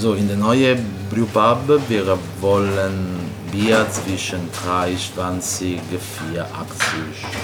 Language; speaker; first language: German; non-native, learner; Italian